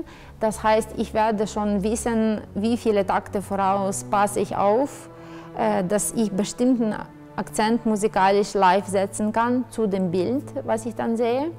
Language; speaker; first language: German; non-native, fluent; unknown